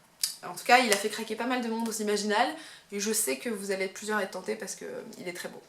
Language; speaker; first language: French; native; French